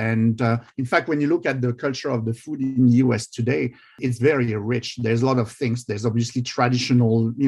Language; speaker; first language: English; non-native, fluent; French